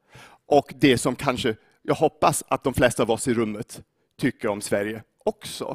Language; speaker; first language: Swedish; non-native, fluent; English